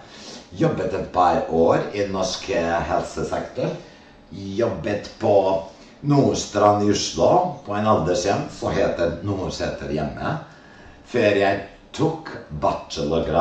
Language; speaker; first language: Norwegian; non-native, fluent; Serbian